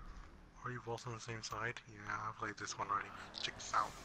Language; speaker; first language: English; native; English